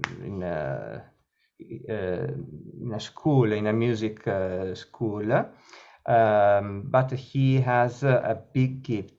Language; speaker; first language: English; non-native, learner; Italian